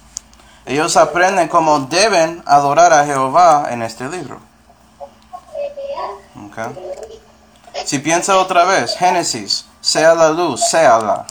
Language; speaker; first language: Spanish; non-native, fluent; English